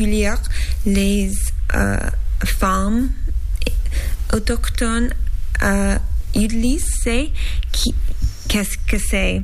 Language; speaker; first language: French; non-native, learner; English